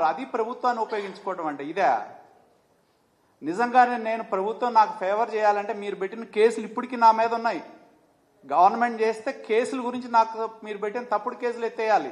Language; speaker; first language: Telugu; native; Telugu